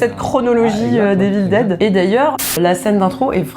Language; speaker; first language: French; native; French